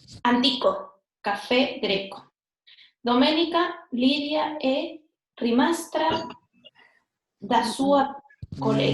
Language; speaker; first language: Italian; non-native, learner; Spanish